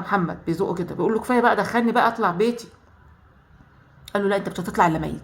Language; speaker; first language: Arabic; native; Arabic